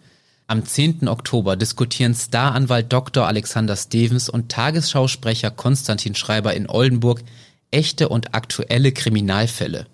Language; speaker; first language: German; native; German